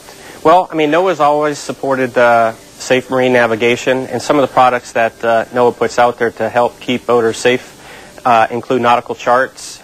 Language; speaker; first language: English; native; English